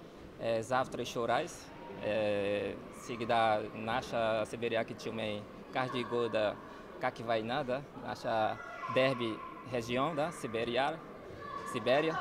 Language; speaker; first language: Russian; non-native, learner; Portuguese